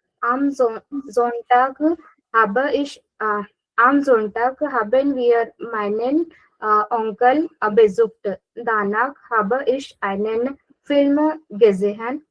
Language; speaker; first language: German; non-native, learner; Marathi